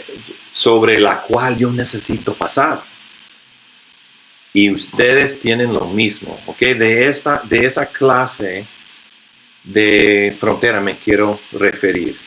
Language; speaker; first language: Spanish; non-native, fluent; English